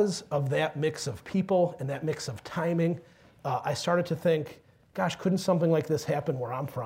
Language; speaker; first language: English; native; English